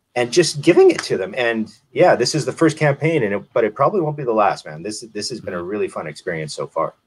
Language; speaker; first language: English; native; English